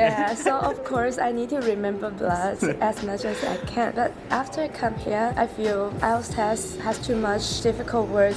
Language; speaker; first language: English; non-native, fluent; Chinese